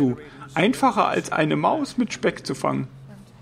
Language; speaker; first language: German; native; German